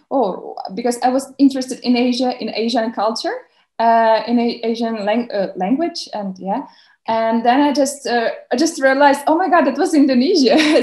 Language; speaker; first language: English; non-native, fluent; Belarusian